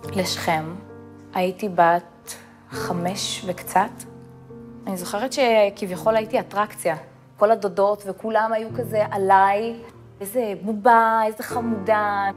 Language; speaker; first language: Hebrew; early bilingual, other home language; Russian